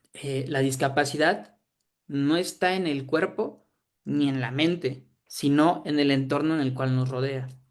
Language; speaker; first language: Spanish; native; Spanish